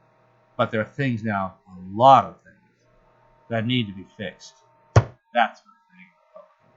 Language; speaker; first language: English; native; English